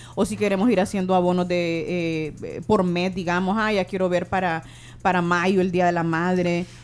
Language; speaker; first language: Spanish; native; Spanish